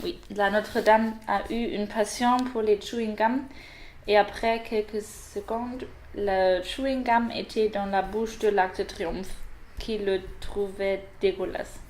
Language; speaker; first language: French; non-native, learner; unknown